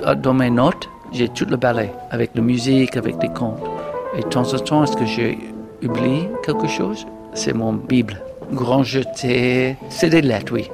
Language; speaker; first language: French; non-native, learner; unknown